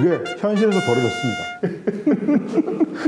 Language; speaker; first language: Korean; native; Korean